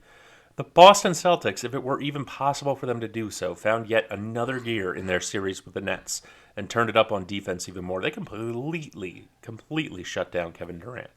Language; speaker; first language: English; native; English